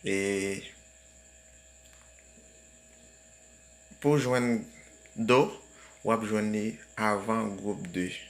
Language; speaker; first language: French; non-native, learner; Haitian Creole